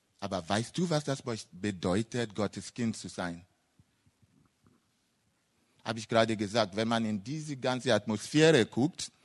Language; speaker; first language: German; non-native, fluent; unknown